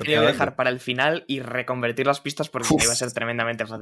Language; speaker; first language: Spanish; native; Spanish